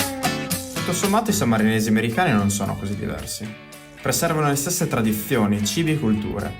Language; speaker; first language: Italian; native; Italian